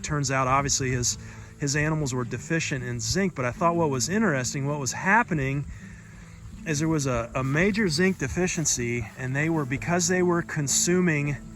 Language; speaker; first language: English; native; English